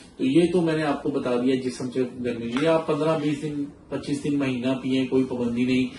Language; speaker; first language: Urdu; non-native, local second language; Punjabi